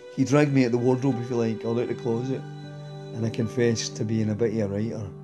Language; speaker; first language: English; native; English